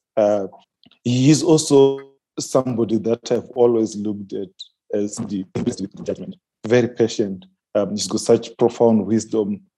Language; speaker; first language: English; non-native, local second language; Shona